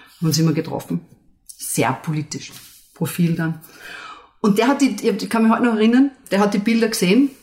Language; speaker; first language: German; native; German